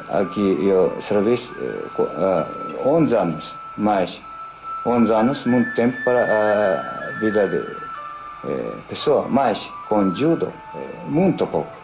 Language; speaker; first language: Portuguese; non-native, learner; Japanese